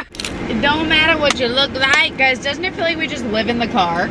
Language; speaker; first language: English; native; English